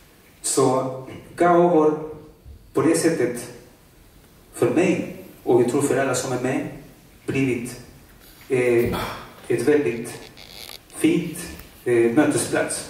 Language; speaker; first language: Swedish; non-native, fluent; Spanish